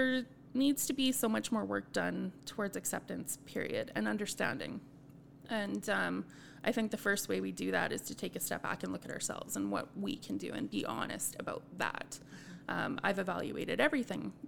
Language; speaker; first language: English; native; English